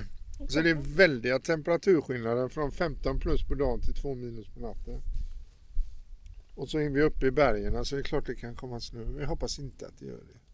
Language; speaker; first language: Swedish; native; Swedish